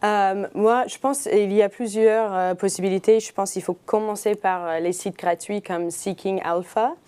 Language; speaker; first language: French; non-native, fluent; English